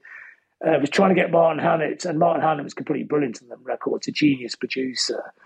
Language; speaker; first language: English; native; English